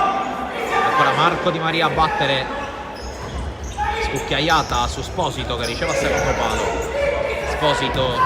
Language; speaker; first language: Italian; native; Italian